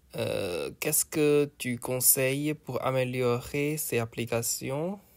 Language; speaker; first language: French; non-native, learner; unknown